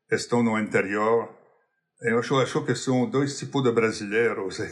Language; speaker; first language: Portuguese; non-native, fluent; English